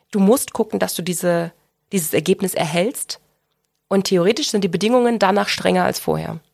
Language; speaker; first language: German; native; German